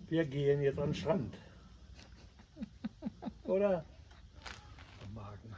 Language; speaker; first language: German; native; German